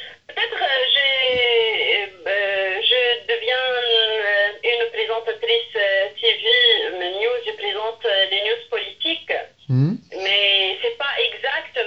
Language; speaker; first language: French; non-native, local second language; Arabic